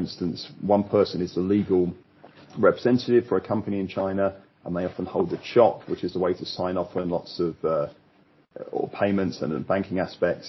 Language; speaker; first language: English; native; English